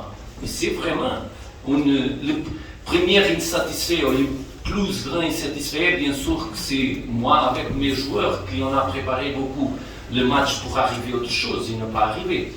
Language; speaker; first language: French; non-native, fluent; Portuguese